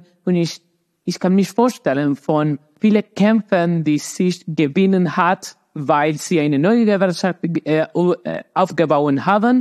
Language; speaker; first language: German; non-native, learner; Spanish